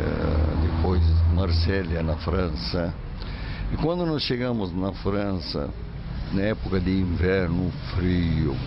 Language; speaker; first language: Portuguese; non-native, fluent; Arabic